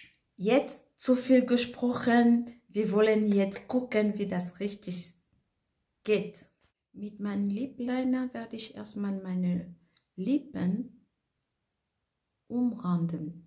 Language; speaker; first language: German; non-native, fluent; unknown